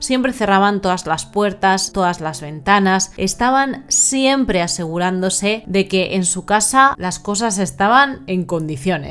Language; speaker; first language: Spanish; native; Spanish